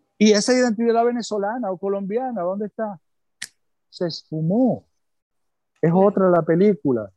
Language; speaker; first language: Spanish; early bilingual, other home language; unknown